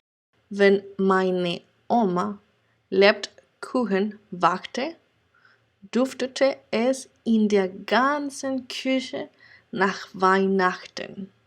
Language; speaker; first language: German; non-native, fluent; Spanish